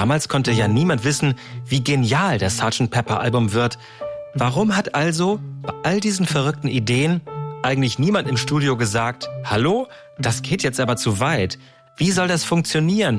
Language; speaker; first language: German; native; German